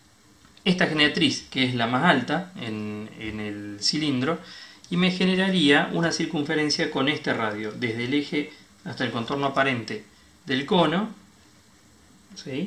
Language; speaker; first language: Spanish; native; Spanish